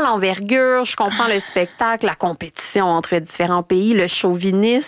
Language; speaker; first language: French; native; French